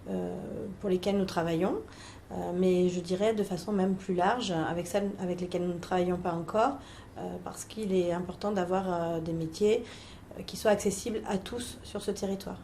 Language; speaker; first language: French; native; French